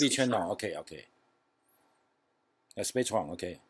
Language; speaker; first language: English; non-native, learner; Chinese